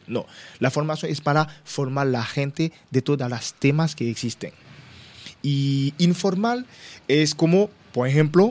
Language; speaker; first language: Spanish; non-native, learner; Haitian Creole